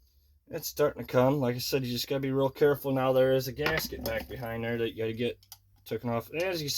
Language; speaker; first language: English; native; English